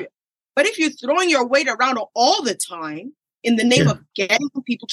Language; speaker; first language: English; non-native, local second language; Yoruba